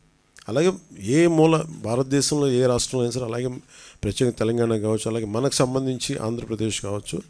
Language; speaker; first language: Telugu; native; Telugu